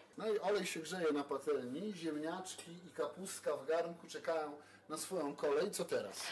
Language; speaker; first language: Polish; native; Polish